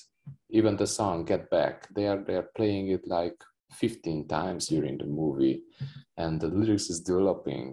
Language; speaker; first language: English; non-native, fluent; Hungarian